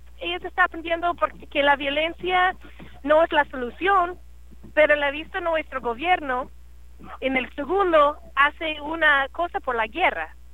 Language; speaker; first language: Spanish; non-native, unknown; English